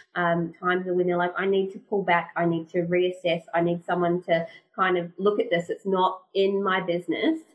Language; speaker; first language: English; native; English